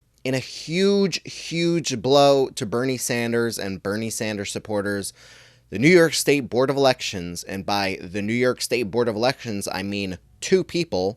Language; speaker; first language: English; native; English